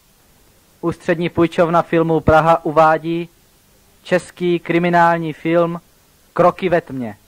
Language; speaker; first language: Czech; native; Czech